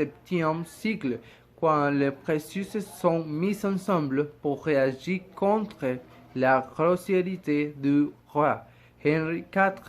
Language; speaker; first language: French; non-native, fluent; Spanish